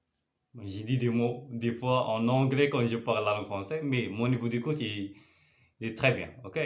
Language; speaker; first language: French; non-native, learner; Arabic